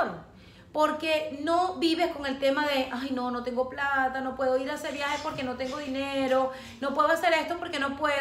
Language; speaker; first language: Spanish; native; Spanish